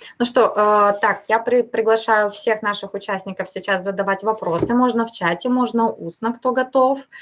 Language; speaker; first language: Russian; native; Russian